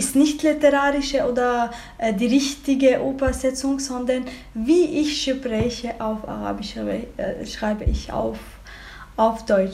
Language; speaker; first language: German; non-native, learner; Arabic